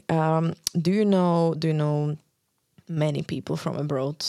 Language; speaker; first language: English; non-native, fluent; Slovak